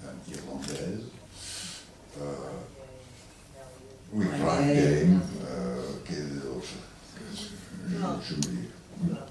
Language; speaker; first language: French; non-native, learner; English